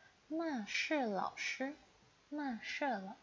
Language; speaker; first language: Chinese; non-native, fluent; Indonesian